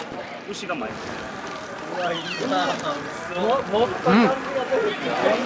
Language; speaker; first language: Japanese; native; Japanese